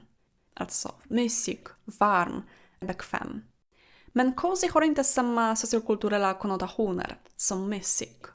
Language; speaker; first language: Swedish; non-native, fluent; Polish